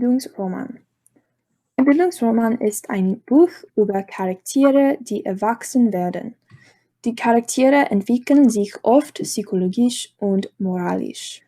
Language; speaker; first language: German; non-native, learner; English